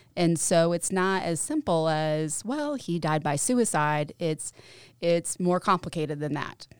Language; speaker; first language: English; native; English